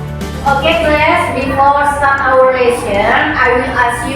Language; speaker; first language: English; non-native, learner; Indonesian